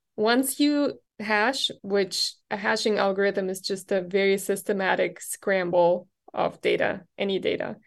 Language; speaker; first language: English; non-native, fluent; German